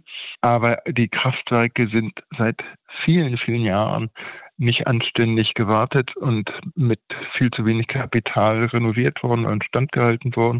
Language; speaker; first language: German; native; German